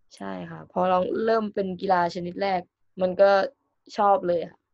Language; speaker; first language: Thai; native; Thai